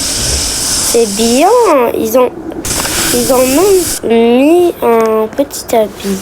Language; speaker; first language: French; native; French